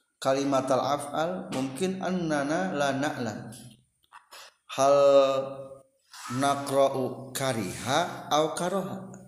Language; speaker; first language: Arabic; non-native, learner; Indonesian